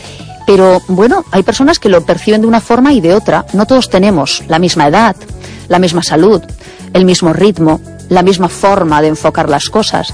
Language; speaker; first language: Spanish; native; Spanish